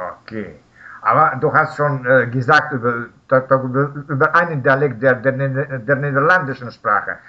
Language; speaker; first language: German; non-native, learner; Russian